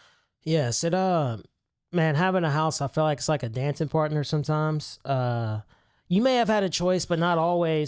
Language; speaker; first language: English; native; English